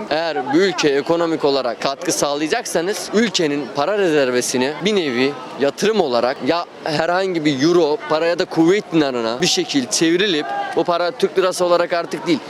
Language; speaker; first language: Turkish; native; Turkish